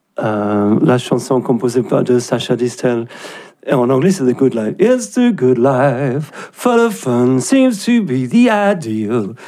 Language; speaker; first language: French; non-native, fluent; English